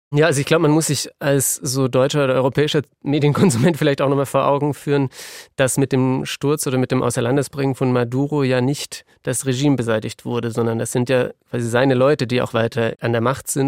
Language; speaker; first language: German; native; German